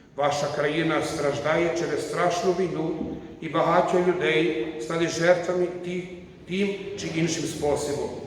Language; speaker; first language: Ukrainian; non-native, learner; Croatian